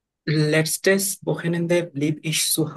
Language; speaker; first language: German; non-native, learner; Bangla